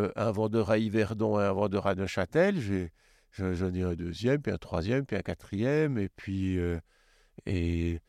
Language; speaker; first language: French; native; French